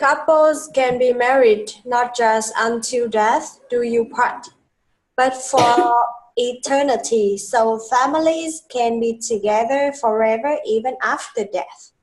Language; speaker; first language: English; non-native, fluent; Vietnamese